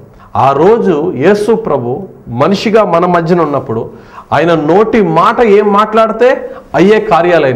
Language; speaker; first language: Telugu; native; Telugu